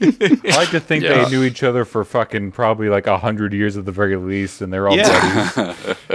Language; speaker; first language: English; native; English